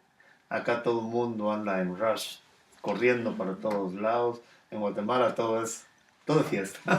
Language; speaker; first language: Spanish; native; Spanish